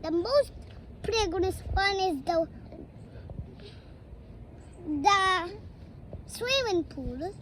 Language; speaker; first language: English; early bilingual, other home language; Bangla